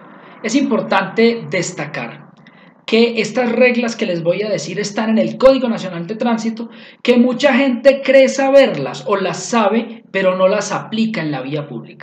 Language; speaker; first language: Spanish; native; Spanish